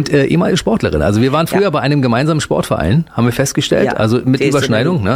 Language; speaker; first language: German; native; German